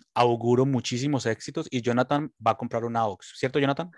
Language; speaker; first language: Spanish; native; Spanish